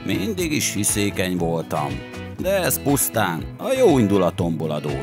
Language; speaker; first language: Hungarian; native; Hungarian